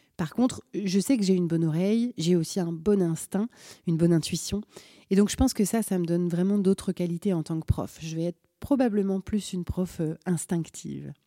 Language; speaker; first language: French; native; French